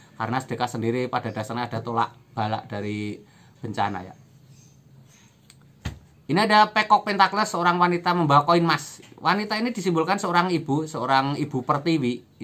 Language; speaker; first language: Indonesian; native; Indonesian